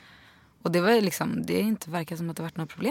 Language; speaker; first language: Swedish; native; Swedish